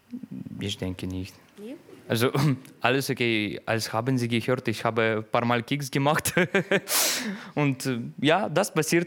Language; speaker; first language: German; non-native, learner; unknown